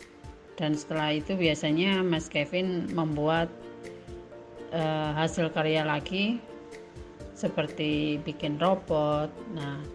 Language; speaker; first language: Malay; non-native, local second language; Javanese